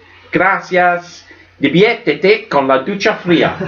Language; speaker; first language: Spanish; non-native, learner; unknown